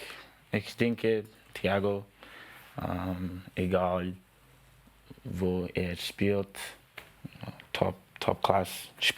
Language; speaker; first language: German; non-native, learner; English